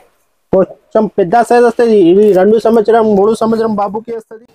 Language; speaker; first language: Telugu; non-native, local second language; Urdu